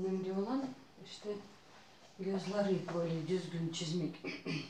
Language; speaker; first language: Turkish; non-native, learner; Russian